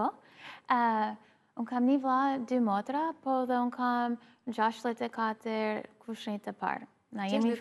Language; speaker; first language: Albanian; early bilingual, heritage; Albanian